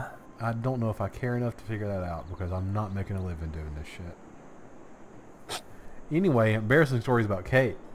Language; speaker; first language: English; native; English